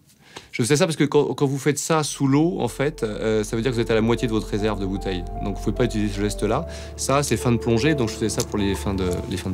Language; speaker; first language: French; native; French